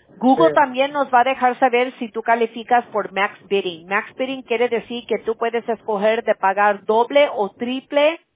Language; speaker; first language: Spanish; early bilingual, heritage; Spanish